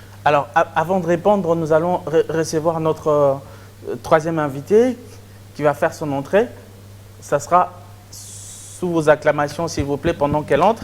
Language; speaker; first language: French; non-native, local second language; Lingala